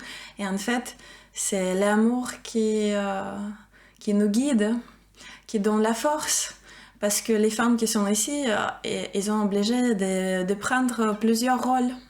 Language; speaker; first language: French; non-native, fluent; Ukrainian